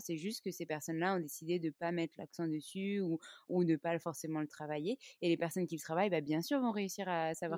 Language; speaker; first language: French; native; French